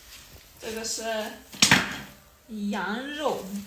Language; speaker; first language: Chinese; non-native, fluent; Armenian